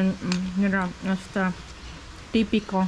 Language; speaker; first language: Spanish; non-native, learner; Ukrainian